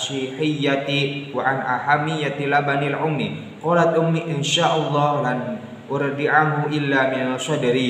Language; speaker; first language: Arabic; non-native, learner; Indonesian